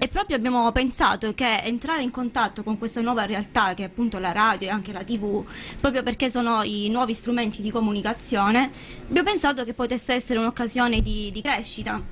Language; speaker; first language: Italian; native; Italian